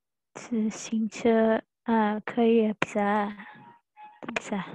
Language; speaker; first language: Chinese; non-native, learner; Indonesian